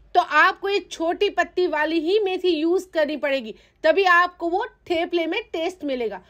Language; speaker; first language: Hindi; non-native, local second language; Gujarati